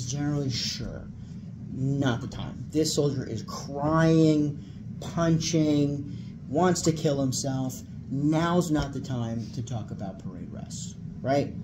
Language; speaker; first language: English; native; English